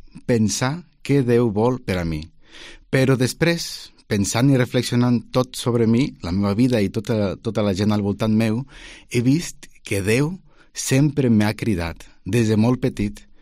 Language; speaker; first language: Catalan; non-native, fluent; Spanish